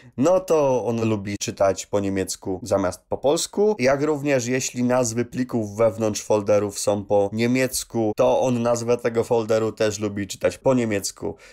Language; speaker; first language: Polish; native; Polish